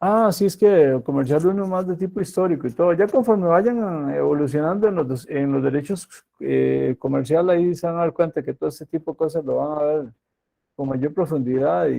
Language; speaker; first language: Spanish; native; Spanish